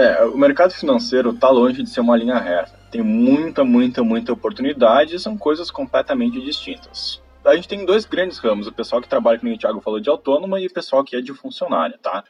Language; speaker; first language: Portuguese; native; Portuguese